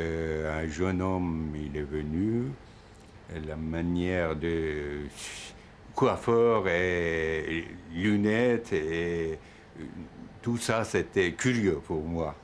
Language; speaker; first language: French; non-native, fluent; Persian